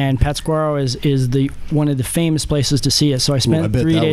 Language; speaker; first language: English; native; English